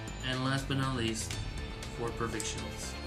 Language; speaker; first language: English; native; English